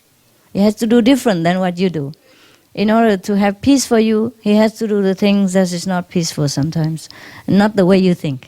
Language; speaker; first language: English; non-native, fluent; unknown